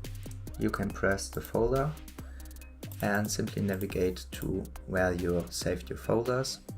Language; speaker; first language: English; non-native, fluent; German